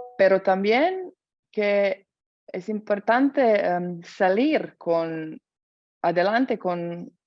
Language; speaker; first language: Spanish; non-native, fluent; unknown